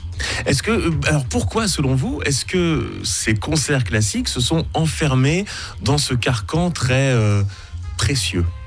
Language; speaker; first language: French; native; French